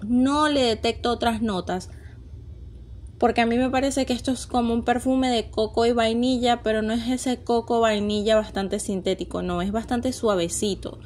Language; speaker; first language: Spanish; native; Spanish